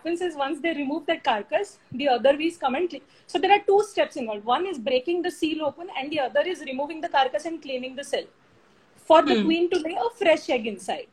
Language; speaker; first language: English; non-native, local second language; Marathi